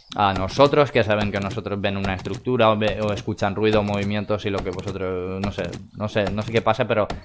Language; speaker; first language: Spanish; non-native, fluent; Russian